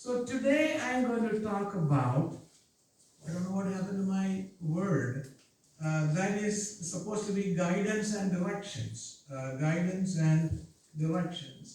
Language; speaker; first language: English; non-native, local second language; Malayalam